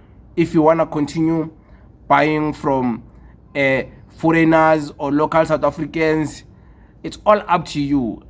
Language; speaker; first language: English; non-native, local second language; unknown